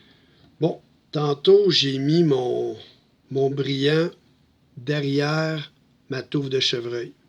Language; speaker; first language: French; native; French